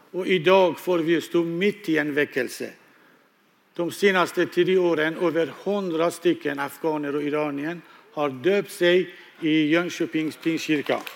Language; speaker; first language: Swedish; non-native, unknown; Persian